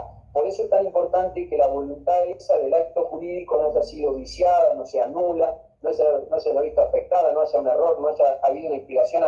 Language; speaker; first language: Spanish; native; Spanish